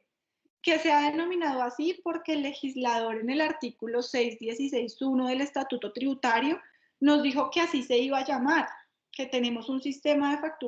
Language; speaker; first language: Spanish; native; Spanish